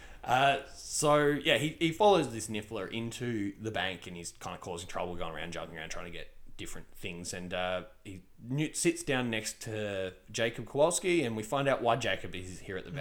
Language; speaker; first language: English; native; English